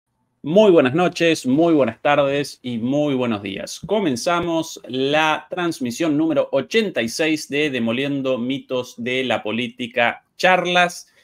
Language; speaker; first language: Spanish; native; Spanish